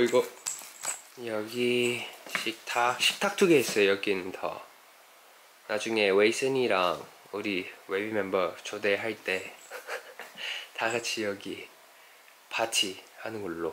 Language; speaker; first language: Korean; non-native, fluent; Thai